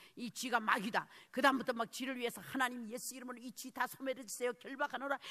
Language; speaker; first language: Korean; early bilingual, heritage; Korean